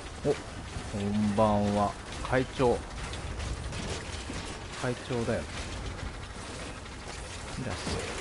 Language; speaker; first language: Japanese; native; Japanese